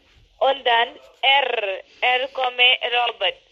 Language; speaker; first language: German; non-native, learner; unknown